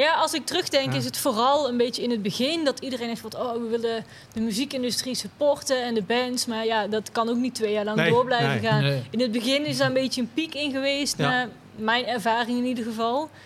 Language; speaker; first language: Dutch; native; Dutch